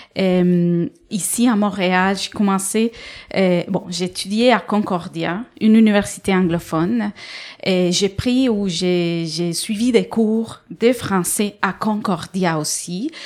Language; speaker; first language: French; non-native, fluent; Spanish